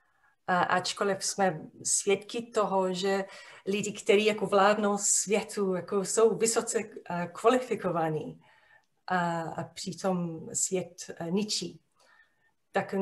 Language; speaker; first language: Czech; non-native, fluent; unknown